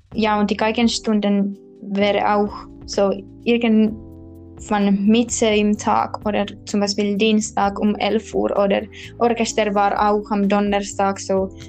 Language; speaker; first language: German; non-native, learner; Finnish